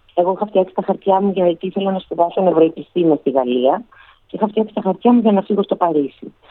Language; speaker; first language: Greek; early bilingual, other home language; Russian